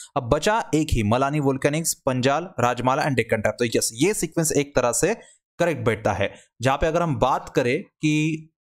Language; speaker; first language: Hindi; non-native, local second language; Marathi